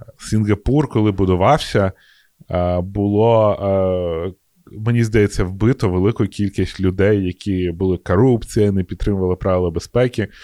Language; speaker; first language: Ukrainian; non-native, local second language; Russian